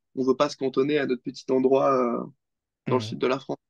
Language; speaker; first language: French; native; French